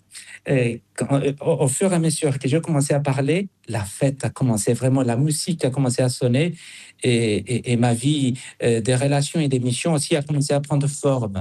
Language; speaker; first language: French; non-native, fluent; Spanish